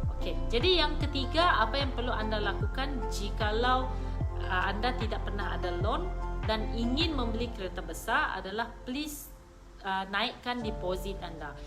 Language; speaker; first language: Malay; non-native, local second language; Iban